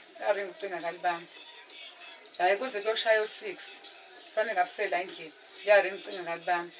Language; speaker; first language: Zulu; native; Zulu